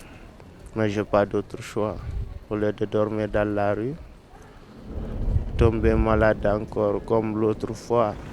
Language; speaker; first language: French; non-native, local second language; Fula